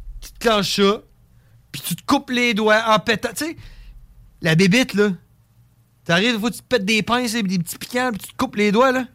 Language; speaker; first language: French; native; French